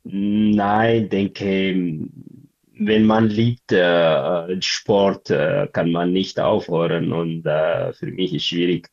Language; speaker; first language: German; non-native, learner; Tigrinya